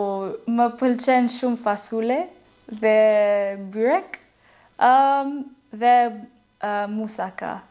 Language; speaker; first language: Albanian; non-native, learner; English